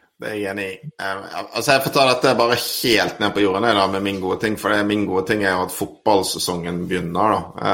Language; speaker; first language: Norwegian; native; Norwegian